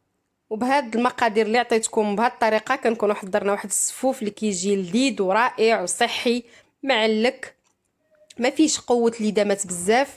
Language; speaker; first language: Arabic; native; Arabic